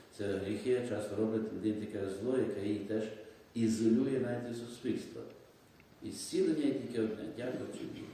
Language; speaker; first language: Ukrainian; native; Ukrainian